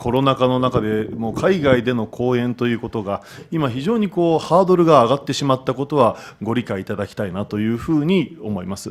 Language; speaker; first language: Japanese; native; Japanese